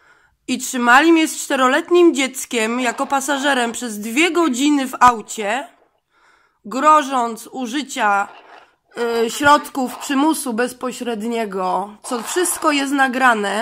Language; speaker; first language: Polish; native; Polish